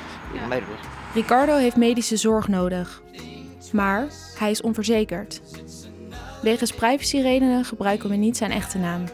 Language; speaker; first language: Dutch; native; Dutch